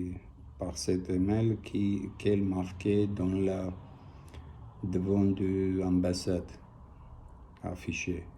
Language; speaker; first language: French; non-native, learner; Armenian